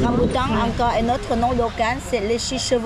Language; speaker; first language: French; non-native, learner; Vietnamese